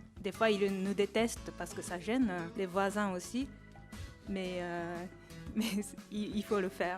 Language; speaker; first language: French; non-native, fluent; Japanese